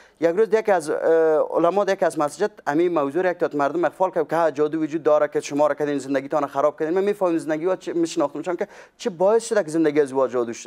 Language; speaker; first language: Persian; native; Persian